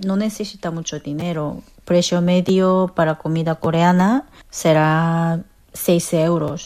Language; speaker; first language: Spanish; non-native, fluent; Korean